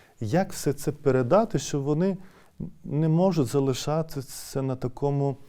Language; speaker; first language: Ukrainian; non-native, fluent; Lithuanian